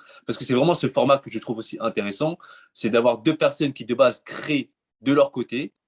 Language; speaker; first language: French; native; French